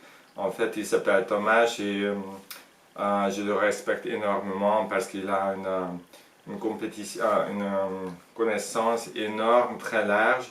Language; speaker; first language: French; non-native, fluent; Hungarian